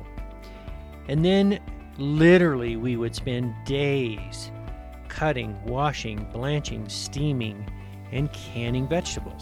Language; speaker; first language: English; native; English